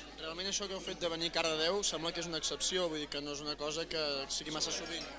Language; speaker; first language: Catalan; native; Catalan